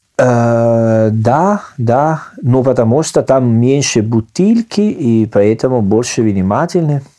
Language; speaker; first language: Russian; non-native, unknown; Italian